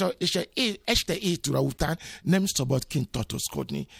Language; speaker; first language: Hungarian; non-native, learner; Yoruba